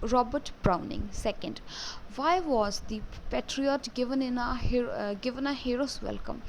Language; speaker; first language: English; non-native, local second language; Punjabi